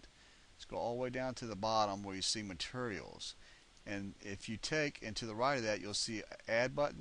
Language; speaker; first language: English; native; English